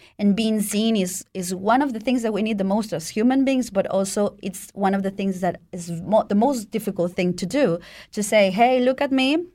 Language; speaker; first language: English; non-native, fluent; Spanish